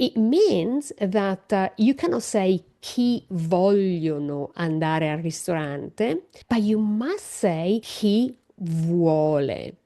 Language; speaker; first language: Italian; non-native, learner; English